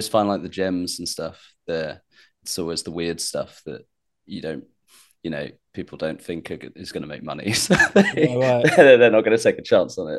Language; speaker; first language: English; native; English